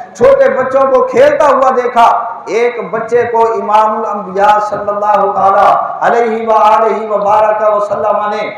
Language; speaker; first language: Urdu; non-native, local second language; Punjabi